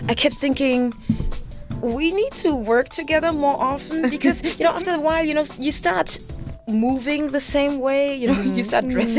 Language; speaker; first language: English; non-native, fluent; German